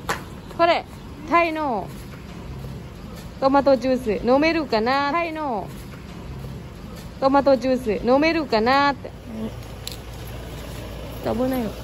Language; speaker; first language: Japanese; non-native, fluent; Thai